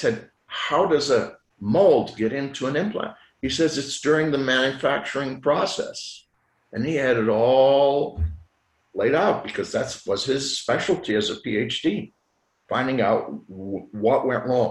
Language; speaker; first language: English; non-native, fluent; French